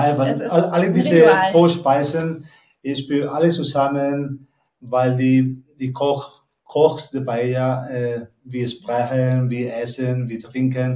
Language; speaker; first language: German; non-native, learner; Spanish